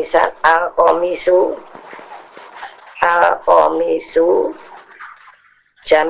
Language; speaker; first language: Arabic; non-native, learner; Indonesian